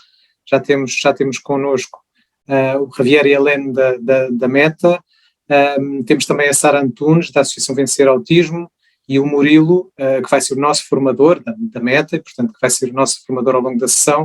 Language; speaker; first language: Portuguese; native; Portuguese